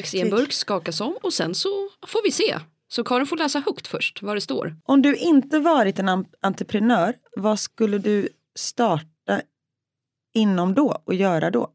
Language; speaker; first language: Swedish; native; Swedish